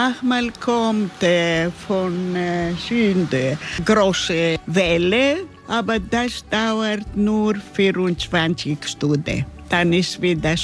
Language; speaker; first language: German; non-native, learner; Greek